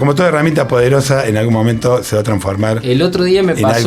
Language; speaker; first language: Spanish; native; Spanish